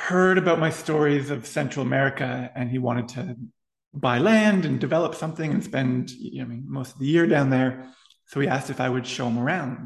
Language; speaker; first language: English; native; English